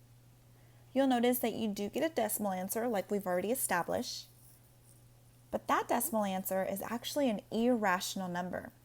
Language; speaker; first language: English; native; English